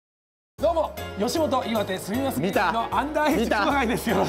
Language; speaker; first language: Japanese; native; Japanese